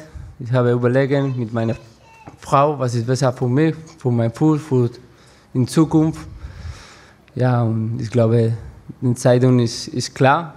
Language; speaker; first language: German; non-native, learner; Spanish